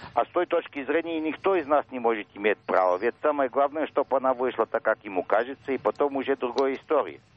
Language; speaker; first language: Russian; early bilingual, heritage; Russian